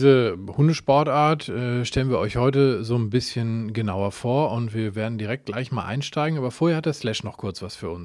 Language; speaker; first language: German; native; German